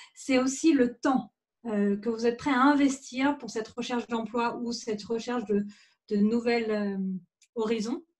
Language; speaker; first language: French; native; French